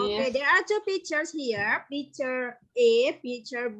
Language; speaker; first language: English; non-native, fluent; Indonesian